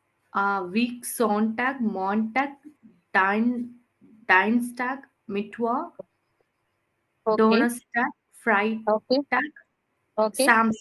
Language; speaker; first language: German; non-native, learner; Tamil